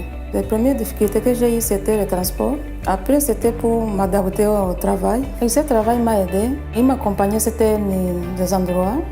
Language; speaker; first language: French; non-native, local second language; Kinyarwanda